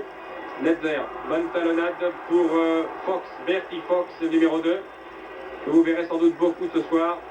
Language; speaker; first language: French; native; French